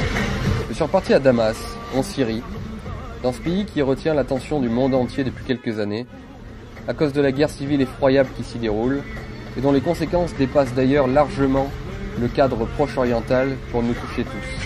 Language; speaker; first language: French; native; French